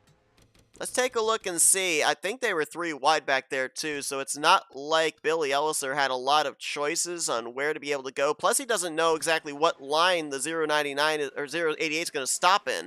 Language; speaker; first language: English; native; English